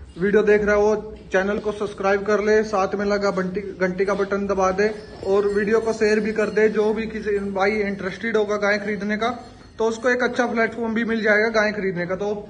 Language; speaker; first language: Hindi; native; Hindi